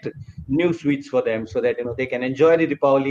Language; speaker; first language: English; non-native, local second language; Marathi